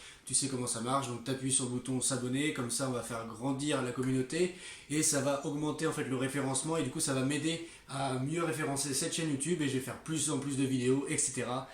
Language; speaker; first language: French; native; French